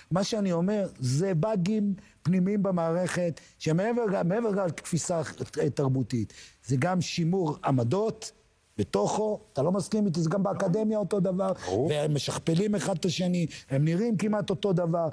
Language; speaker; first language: Hebrew; native; Hebrew